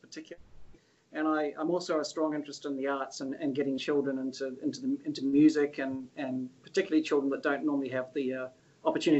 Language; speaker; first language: English; native; English